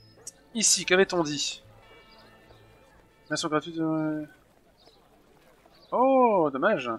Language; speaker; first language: French; native; French